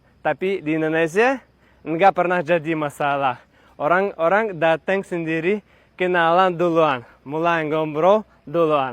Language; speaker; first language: Indonesian; non-native, fluent; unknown